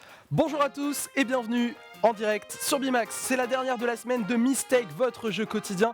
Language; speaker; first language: French; native; French